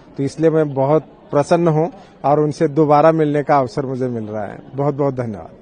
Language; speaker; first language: Hindi; native; Hindi